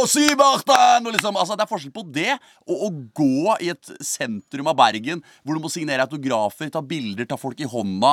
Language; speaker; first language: Norwegian; native; Norwegian